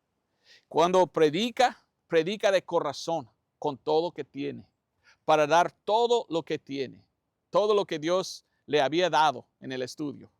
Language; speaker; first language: Spanish; non-native, fluent; English